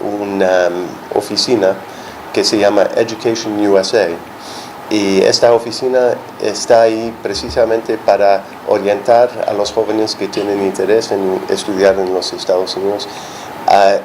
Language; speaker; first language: Spanish; non-native, fluent; English